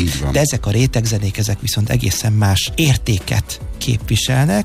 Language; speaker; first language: Hungarian; native; Hungarian